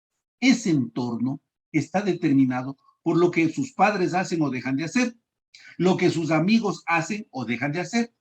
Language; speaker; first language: Spanish; native; Spanish